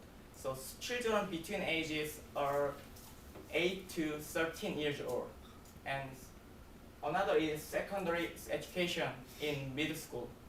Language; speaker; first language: English; non-native, learner; Korean